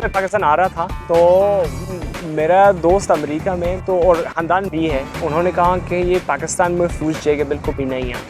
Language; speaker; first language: Hindi; non-native, fluent; English